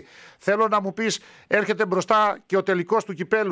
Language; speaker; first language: Greek; native; Greek